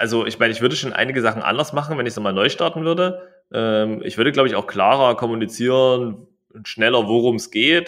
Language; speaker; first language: German; native; German